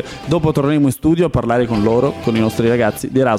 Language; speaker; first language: Italian; native; Italian